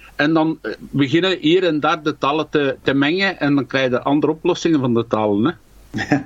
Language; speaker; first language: Dutch; native; Dutch